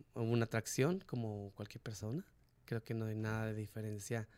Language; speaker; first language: Spanish; native; Spanish